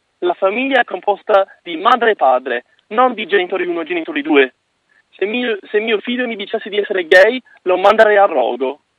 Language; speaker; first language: Italian; non-native, fluent; English